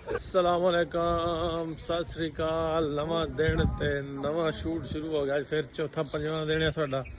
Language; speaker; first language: Punjabi; native; Punjabi